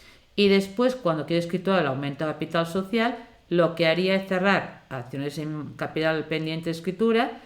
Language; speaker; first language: Spanish; native; Spanish